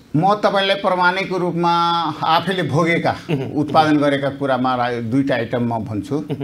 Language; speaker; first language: Nepali; non-native, local second language; Maithili